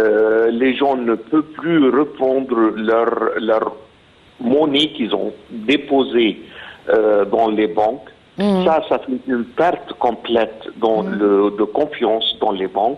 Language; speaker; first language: French; non-native, fluent; Arabic